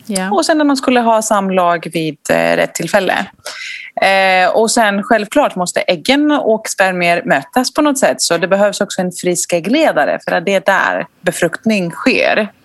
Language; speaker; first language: Swedish; non-native, fluent; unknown